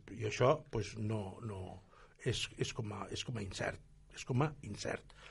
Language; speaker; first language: Catalan; native; Catalan